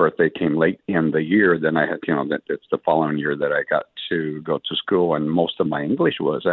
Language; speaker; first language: English; early bilingual, other home language; Spanish